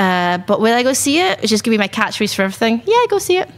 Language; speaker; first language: English; native; English